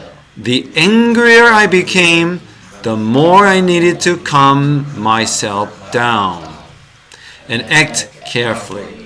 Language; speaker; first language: English; non-native, fluent; Korean